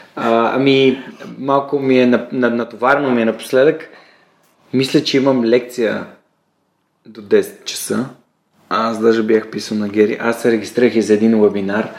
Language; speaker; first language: Bulgarian; native; Bulgarian